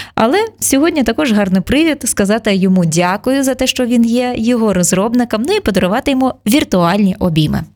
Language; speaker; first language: Ukrainian; native; Ukrainian